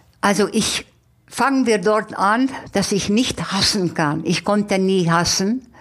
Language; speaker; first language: German; non-native, fluent; Hungarian